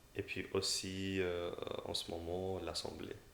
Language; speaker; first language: French; early bilingual, other home language; English